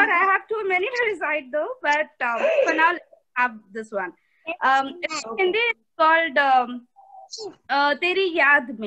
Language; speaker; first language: English; non-native, local second language; Hindi